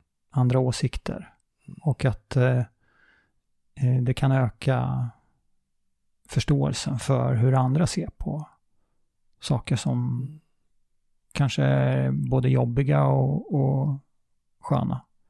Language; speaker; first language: Swedish; native; Swedish